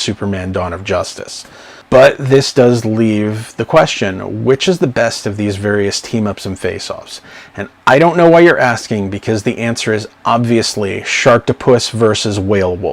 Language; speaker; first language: English; native; English